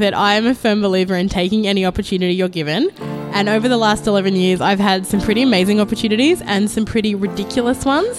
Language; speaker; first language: English; native; English